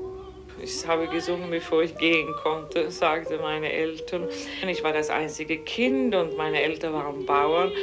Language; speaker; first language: German; non-native, fluent; Swedish